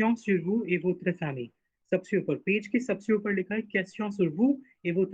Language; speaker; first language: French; non-native, fluent; Hindi